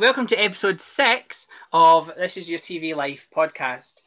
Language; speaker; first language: English; native; English